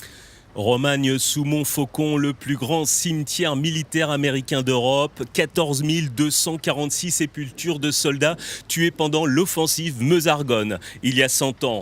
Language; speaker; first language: French; native; French